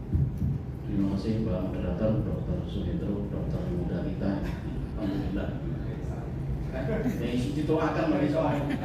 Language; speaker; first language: Indonesian; native; Indonesian